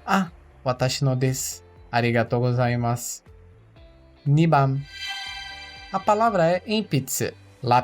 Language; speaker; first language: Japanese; non-native, fluent; Portuguese